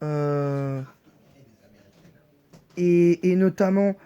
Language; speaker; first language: French; native; French